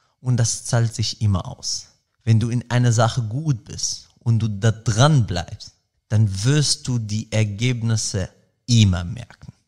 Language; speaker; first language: German; non-native, fluent; Arabic